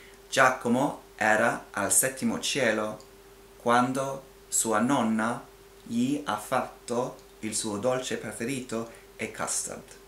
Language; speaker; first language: Italian; non-native, fluent; English